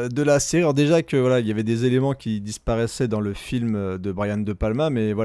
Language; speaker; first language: French; native; French